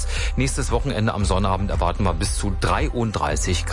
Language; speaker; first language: German; native; German